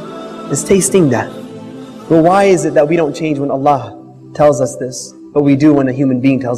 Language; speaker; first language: English; native; English